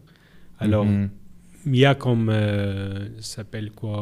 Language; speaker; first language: French; non-native, learner; Arabic